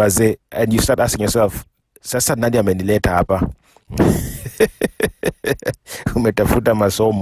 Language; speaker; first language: English; non-native, local second language; Luo (Kenya and Tanzania)